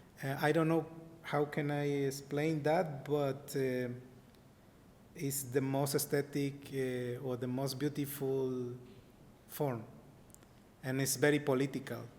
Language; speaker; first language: English; non-native, learner; Spanish